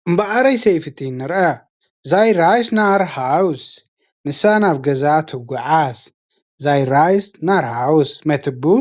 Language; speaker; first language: Dutch; non-native, fluent; Tigrinya